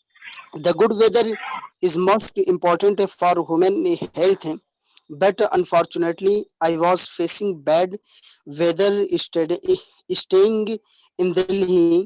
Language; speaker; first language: English; non-native, learner; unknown